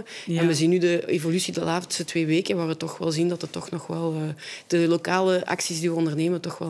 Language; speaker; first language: Dutch; native; Dutch